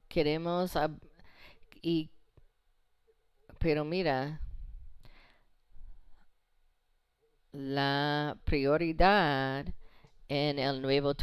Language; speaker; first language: Spanish; non-native, fluent; English